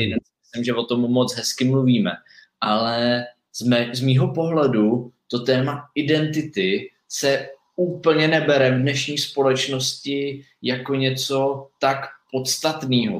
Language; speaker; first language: Czech; native; Czech